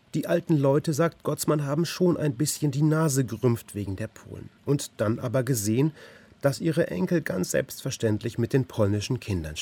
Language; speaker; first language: German; native; German